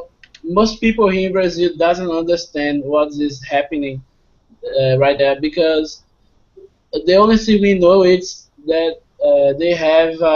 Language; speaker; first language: English; non-native, fluent; Portuguese